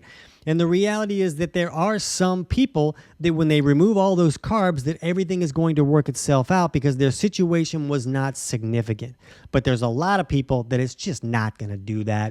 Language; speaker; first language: English; native; English